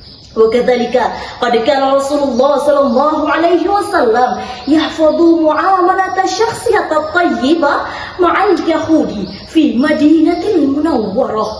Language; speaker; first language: Arabic; non-native, learner; Indonesian